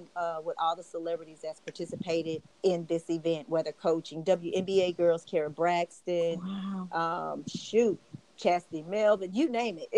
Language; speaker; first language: English; native; English